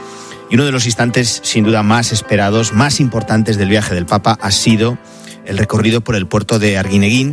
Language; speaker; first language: Spanish; native; Spanish